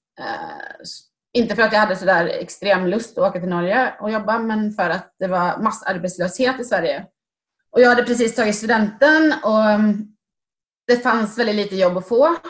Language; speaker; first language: Swedish; native; Swedish